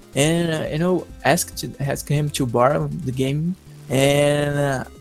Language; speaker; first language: English; non-native, fluent; Portuguese